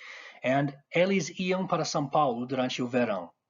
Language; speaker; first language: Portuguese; non-native, fluent; English